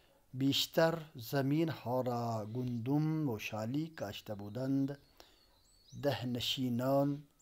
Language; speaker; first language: Persian; non-native, local second language; Urdu